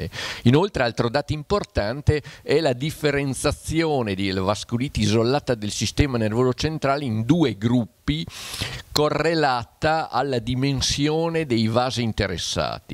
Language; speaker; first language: Italian; native; Italian